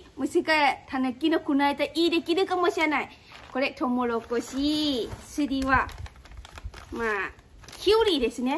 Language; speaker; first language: Japanese; non-native, local second language; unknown